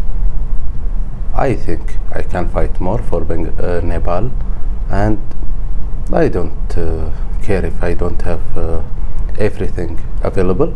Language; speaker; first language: English; non-native, learner; Arabic